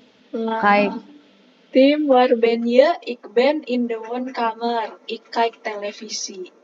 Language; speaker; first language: Dutch; non-native, learner; Indonesian